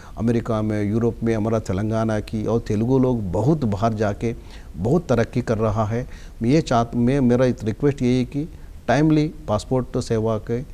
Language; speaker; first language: Hindi; non-native, local second language; Telugu